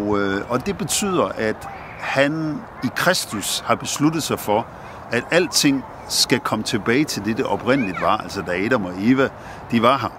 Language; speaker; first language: Danish; native; Danish